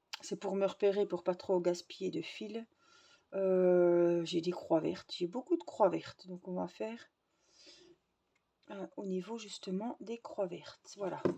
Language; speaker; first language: French; native; French